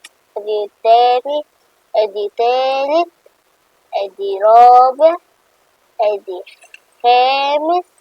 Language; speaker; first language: Arabic; native; Arabic